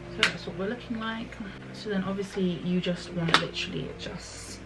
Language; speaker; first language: English; native; English